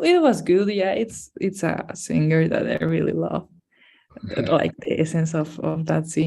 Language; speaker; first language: English; non-native, fluent; Spanish